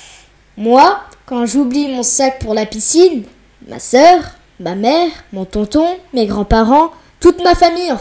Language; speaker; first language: French; native; French